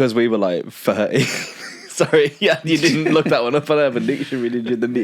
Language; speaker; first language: English; native; English